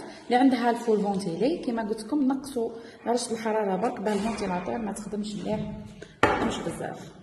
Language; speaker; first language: Arabic; native; Arabic